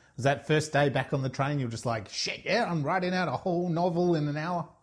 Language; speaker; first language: English; native; English